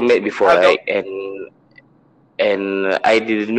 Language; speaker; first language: English; non-native, local second language; Malay